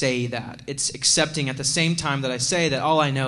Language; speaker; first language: English; native; English